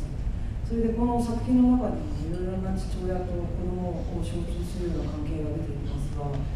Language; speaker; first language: Japanese; native; Japanese